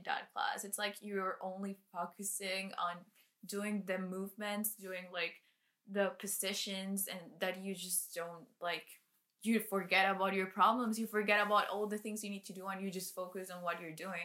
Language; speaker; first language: English; non-native, fluent; Spanish